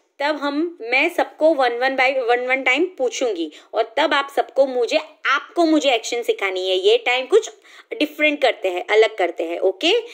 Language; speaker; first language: Hindi; non-native, local second language; Gujarati